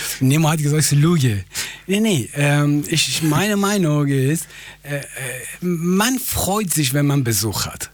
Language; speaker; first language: German; non-native, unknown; Persian